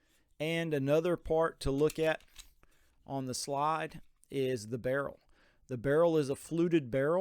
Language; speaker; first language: English; native; English